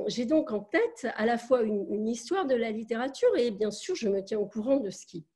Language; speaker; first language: French; native; French